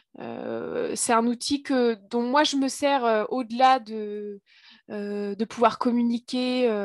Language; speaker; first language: French; native; French